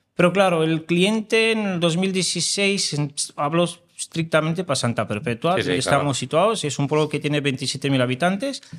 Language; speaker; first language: Spanish; non-native, fluent; Romanian